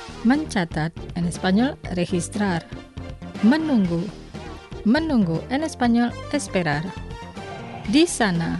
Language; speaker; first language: Spanish; non-native, fluent; Indonesian